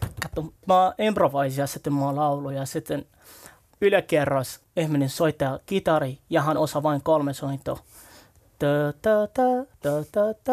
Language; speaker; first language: Finnish; non-native, learner; Arabic